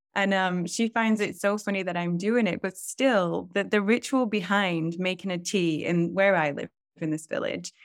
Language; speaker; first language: English; native; English